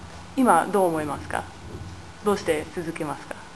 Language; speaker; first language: Japanese; non-native, learner; English